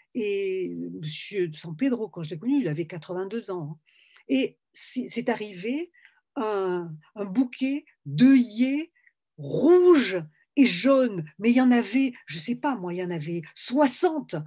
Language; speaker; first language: French; native; French